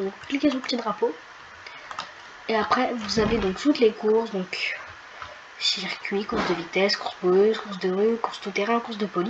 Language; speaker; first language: French; native; French